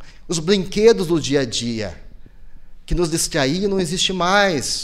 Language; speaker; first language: Portuguese; native; Portuguese